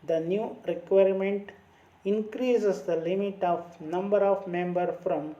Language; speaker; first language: English; non-native, local second language; Kannada